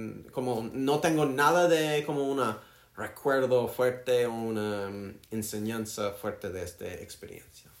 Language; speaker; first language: Spanish; non-native, learner; English